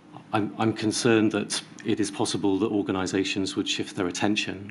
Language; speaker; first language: English; native; English